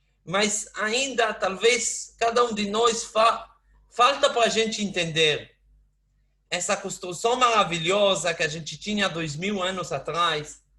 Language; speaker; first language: Portuguese; non-native, fluent; Hebrew